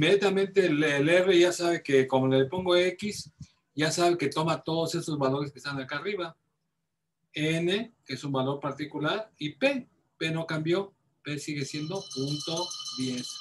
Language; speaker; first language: Spanish; native; Spanish